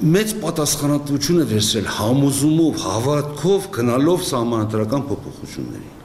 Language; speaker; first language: Armenian; native; Armenian